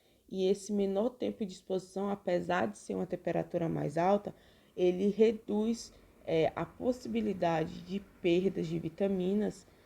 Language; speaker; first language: Portuguese; native; Portuguese